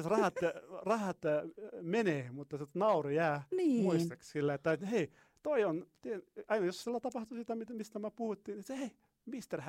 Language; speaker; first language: Finnish; non-native, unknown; Arabic